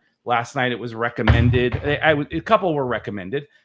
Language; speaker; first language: English; native; English